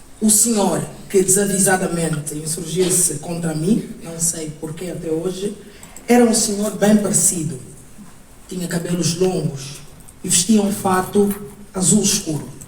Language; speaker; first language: Portuguese; native; Portuguese